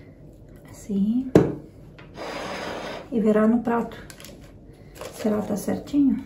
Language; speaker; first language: Portuguese; non-native, learner; Ukrainian